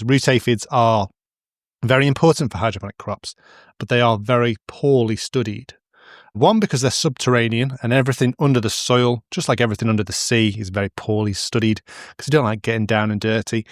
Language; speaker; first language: English; native; English